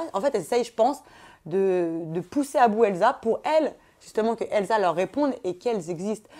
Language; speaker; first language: French; native; French